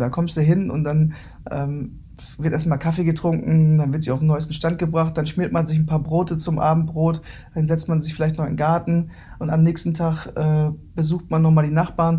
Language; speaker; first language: German; native; German